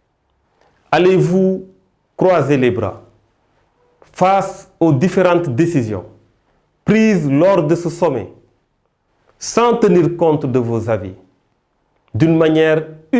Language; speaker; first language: French; non-native, local second language; Wolof